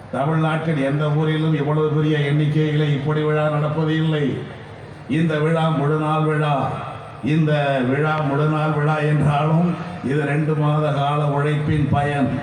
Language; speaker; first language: Tamil; native; Tamil